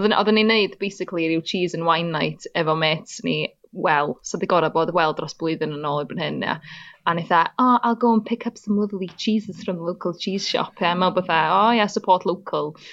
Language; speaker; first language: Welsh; native; Welsh